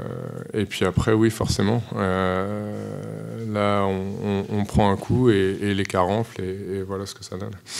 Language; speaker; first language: French; native; French